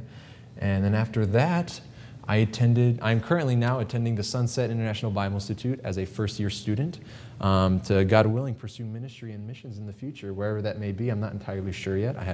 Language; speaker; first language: English; native; English